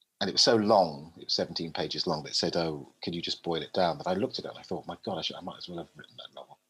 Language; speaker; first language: English; native; English